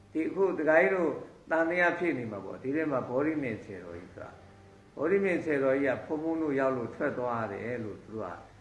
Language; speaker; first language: Burmese; native; Burmese